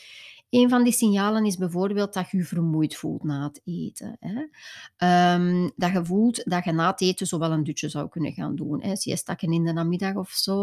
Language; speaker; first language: Dutch; native; Dutch